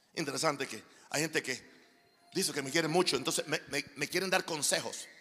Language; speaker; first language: Spanish; native; Spanish